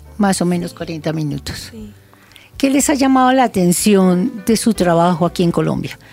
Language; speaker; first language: Spanish; native; Spanish